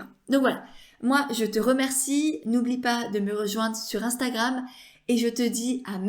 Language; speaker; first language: French; native; French